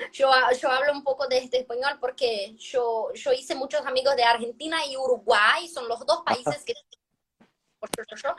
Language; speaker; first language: Spanish; non-native, fluent; Portuguese